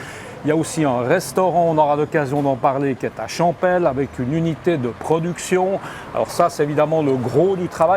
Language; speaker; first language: French; native; French